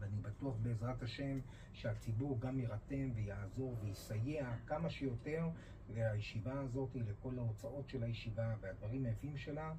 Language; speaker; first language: Hebrew; native; Hebrew